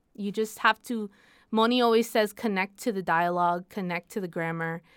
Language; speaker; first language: English; non-native, fluent; Spanish